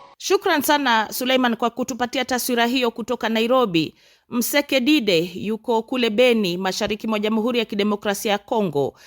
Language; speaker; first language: Swahili; non-native, local second language; Kikuyu